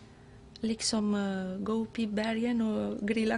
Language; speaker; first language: Swedish; non-native, fluent; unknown